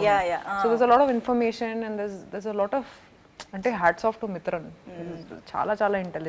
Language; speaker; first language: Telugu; non-native, local second language; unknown